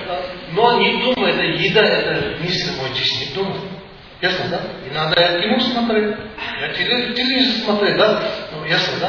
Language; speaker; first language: Russian; non-native, learner; Tibetan